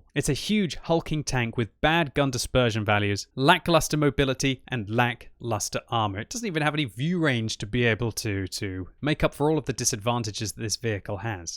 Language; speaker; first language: English; native; English